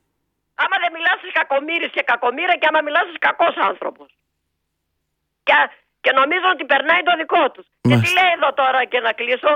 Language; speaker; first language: Greek; native; Greek